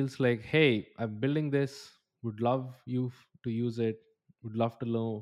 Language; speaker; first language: English; non-native, local second language; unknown